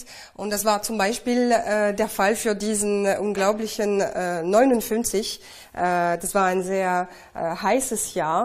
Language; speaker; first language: German; non-native, fluent; French